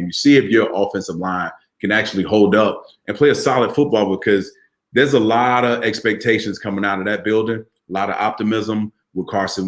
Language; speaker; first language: English; native; English